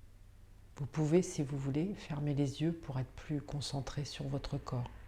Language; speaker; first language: French; native; French